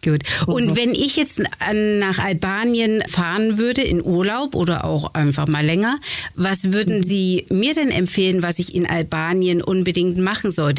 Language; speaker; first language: German; native; German